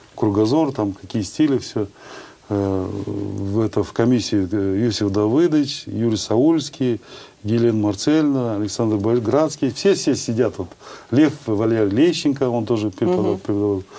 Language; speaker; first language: Russian; non-native, local second language; Kazakh